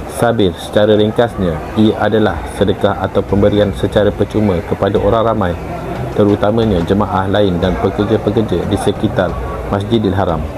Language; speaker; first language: Malay; native; Malay